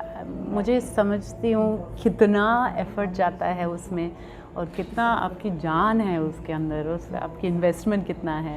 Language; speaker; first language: Hindi; non-native, local second language; French